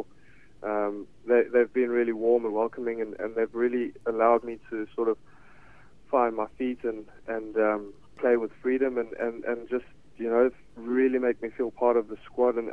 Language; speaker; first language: English; native; English